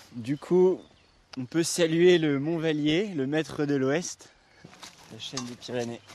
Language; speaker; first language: French; native; French